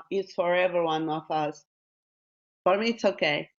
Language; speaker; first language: English; non-native, learner; Portuguese